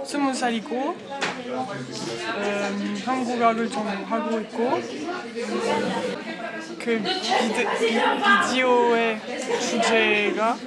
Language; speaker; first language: Korean; non-native, learner; French